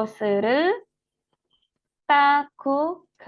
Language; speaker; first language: Korean; non-native, fluent; Indonesian